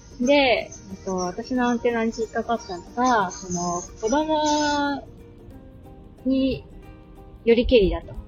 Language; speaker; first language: Japanese; native; Japanese